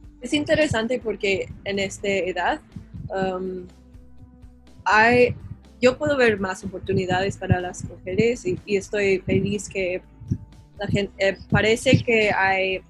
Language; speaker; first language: Spanish; non-native, learner; English